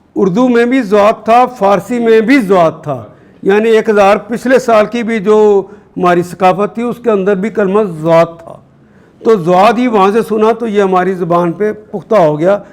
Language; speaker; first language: Urdu; non-native, local second language; Punjabi